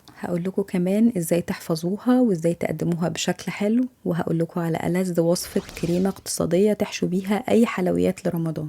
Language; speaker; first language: Arabic; native; Arabic